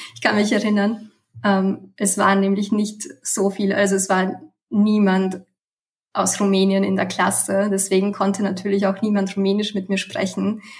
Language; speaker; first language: German; early bilingual, other home language; Romanian